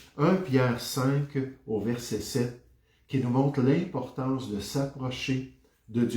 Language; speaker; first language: French; native; French